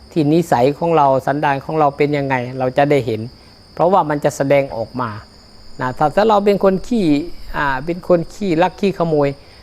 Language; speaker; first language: Thai; native; Thai